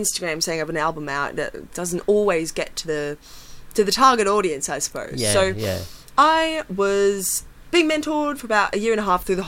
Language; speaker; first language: English; native; English